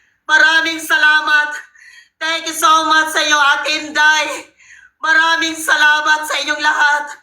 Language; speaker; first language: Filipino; non-native, local second language; Cebuano